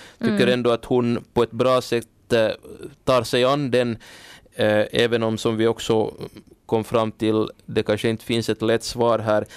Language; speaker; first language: Swedish; native; Swedish